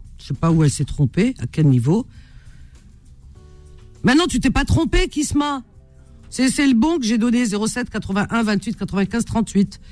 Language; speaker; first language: French; native; French